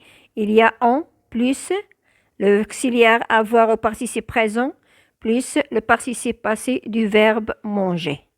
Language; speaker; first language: French; non-native, local second language; Arabic